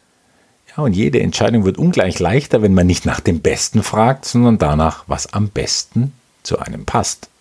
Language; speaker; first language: German; native; German